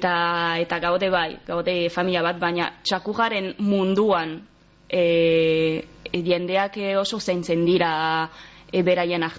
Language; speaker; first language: Basque; non-native, local second language; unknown